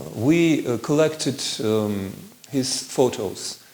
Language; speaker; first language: English; non-native, fluent; Armenian